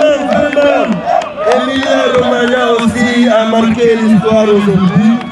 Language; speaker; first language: French; non-native, local second language; Fula